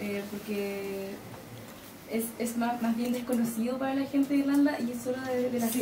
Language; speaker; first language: Spanish; native; Spanish